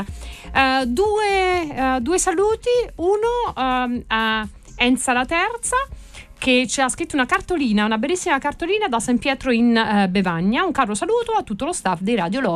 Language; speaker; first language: Italian; native; Italian